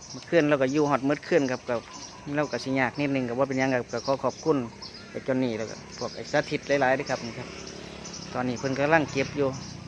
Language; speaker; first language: Thai; native; Thai